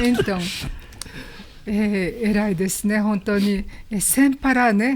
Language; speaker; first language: Portuguese; non-native, learner; Japanese